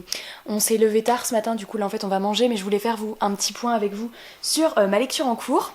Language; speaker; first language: French; native; French